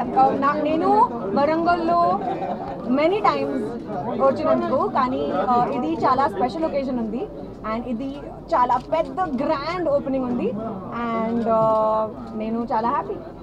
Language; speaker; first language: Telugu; non-native, learner; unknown